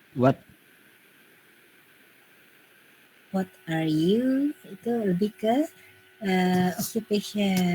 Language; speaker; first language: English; non-native, fluent; Indonesian